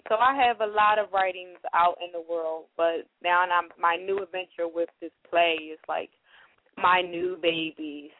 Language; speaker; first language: English; native; English